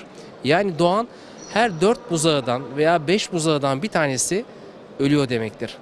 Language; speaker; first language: Turkish; native; Turkish